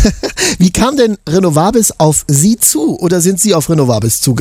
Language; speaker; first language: German; native; German